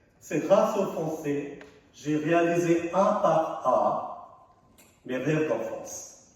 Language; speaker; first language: French; non-native, fluent; Arabic